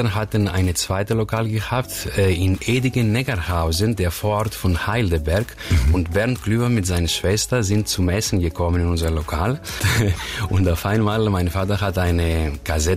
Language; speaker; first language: German; non-native, fluent; Greek